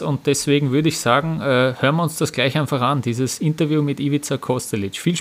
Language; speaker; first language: German; native; German